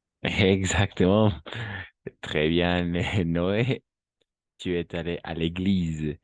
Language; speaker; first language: French; non-native, fluent; Spanish